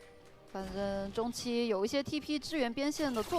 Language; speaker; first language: Chinese; native; Chinese